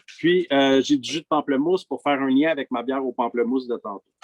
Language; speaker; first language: French; native; French